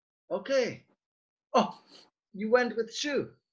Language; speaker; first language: English; native; English